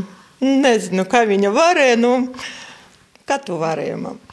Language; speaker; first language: Latvian; non-native, local second language; Russian